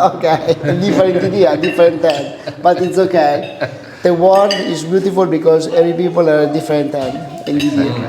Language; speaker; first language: English; non-native, learner; Italian